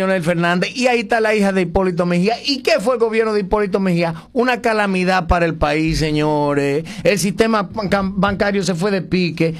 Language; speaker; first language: Spanish; early bilingual, heritage; Spanish